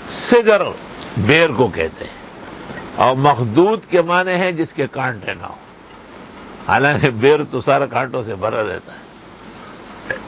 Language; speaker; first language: Urdu; non-native, local second language; Pashto